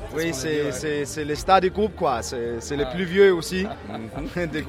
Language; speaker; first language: French; non-native, learner; Danish